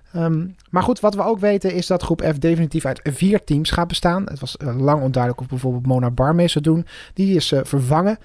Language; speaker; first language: Dutch; native; Dutch